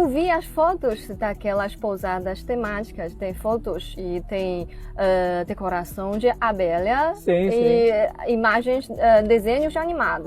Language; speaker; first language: Portuguese; non-native, fluent; Chinese